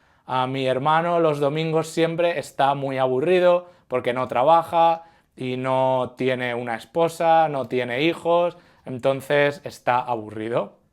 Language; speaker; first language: Spanish; non-native, fluent; English